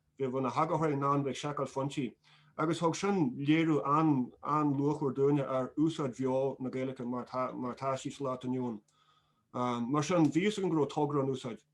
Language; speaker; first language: Irish; native; Irish